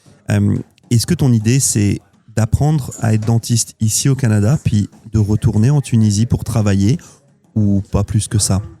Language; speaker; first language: French; native; French